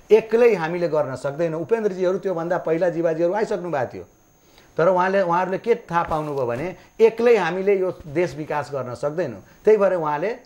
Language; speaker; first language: Nepali; non-native, local second language; Maithili